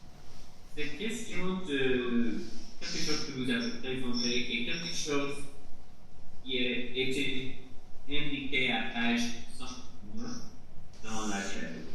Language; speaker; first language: French; non-native, fluent; English